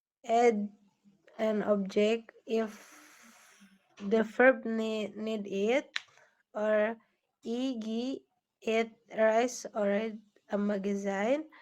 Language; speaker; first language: English; non-native, learner; Indonesian